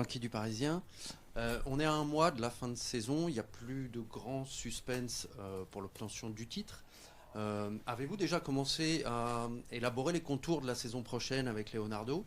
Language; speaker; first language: French; native; French